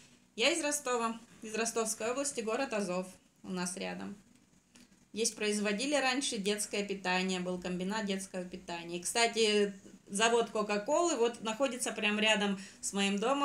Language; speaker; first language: Russian; native; Russian